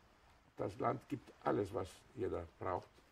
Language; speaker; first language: German; non-native, fluent; Greek